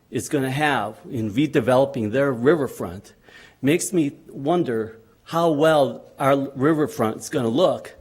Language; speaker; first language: English; native; English